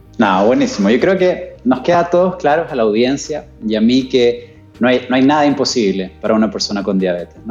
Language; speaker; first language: Spanish; native; Spanish